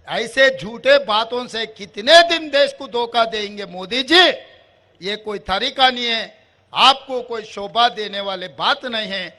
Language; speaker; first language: Hindi; non-native, local second language; Telugu